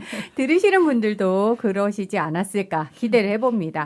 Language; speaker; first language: Korean; native; Korean